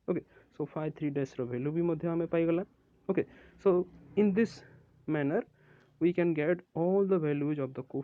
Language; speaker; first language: English; non-native, local second language; Odia